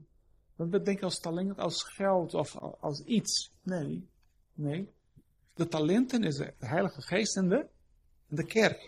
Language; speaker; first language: Dutch; non-native, fluent; Portuguese